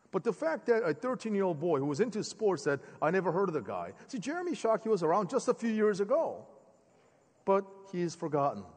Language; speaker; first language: English; native; English